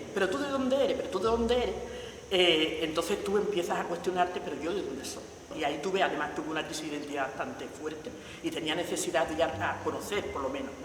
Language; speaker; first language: Spanish; early bilingual, other home language; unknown